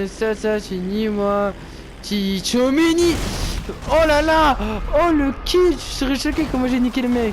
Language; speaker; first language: French; native; French